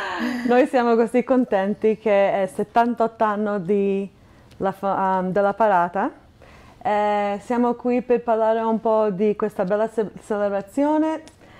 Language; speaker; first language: Italian; non-native, fluent; English